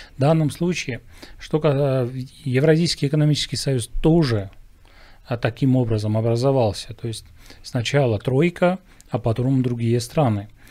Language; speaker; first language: Russian; non-native, local second language; Armenian